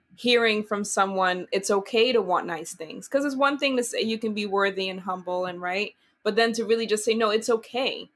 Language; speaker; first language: English; early bilingual, other home language; Dutch